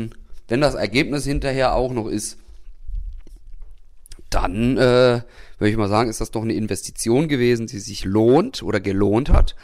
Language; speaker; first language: German; native; German